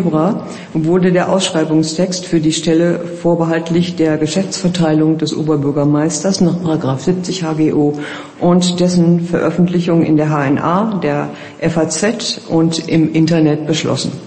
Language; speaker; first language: German; native; German